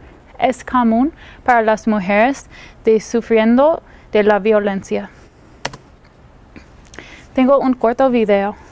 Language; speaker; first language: Spanish; non-native, learner; English